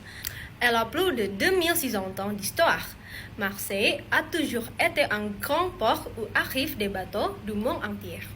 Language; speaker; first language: French; non-native, learner; Indonesian